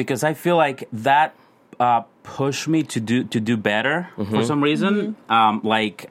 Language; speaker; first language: English; non-native, fluent; Spanish